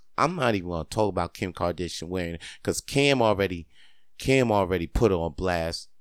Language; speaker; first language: English; native; English